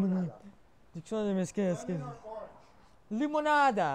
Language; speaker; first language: Greek; early bilingual, heritage; English